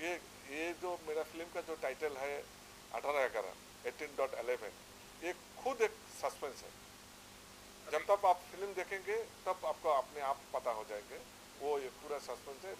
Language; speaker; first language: Hindi; non-native, local second language; Assamese